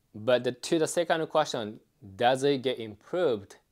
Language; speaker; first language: English; non-native, fluent; Japanese